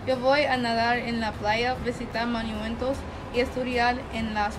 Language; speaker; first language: Spanish; non-native, learner; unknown